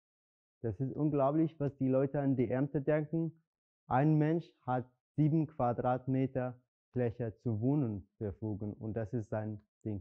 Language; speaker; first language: German; non-native, fluent; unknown